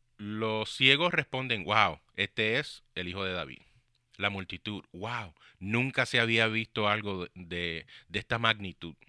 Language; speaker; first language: Spanish; early bilingual, heritage; Spanish